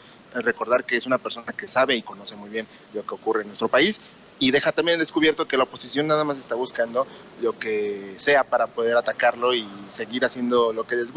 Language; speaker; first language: Spanish; native; Spanish